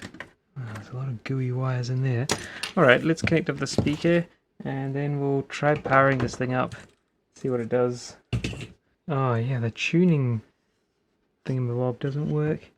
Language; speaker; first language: English; native; English